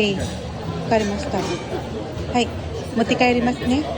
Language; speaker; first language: Japanese; non-native, learner; Filipino